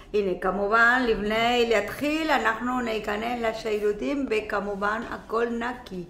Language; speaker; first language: Hebrew; non-native, learner; Spanish